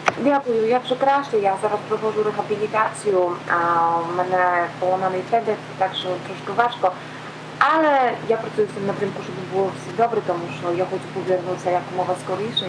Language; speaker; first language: Ukrainian; non-native, learner; Polish